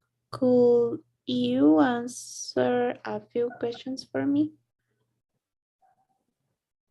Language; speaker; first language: English; non-native, learner; Spanish